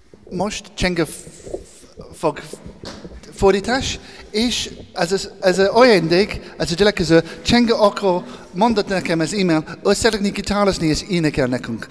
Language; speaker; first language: Hungarian; non-native, learner; English